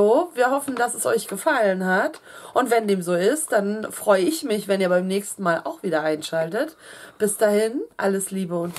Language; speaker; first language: German; native; German